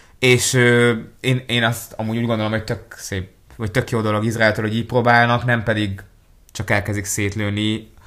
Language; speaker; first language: Hungarian; early bilingual, other home language; Hebrew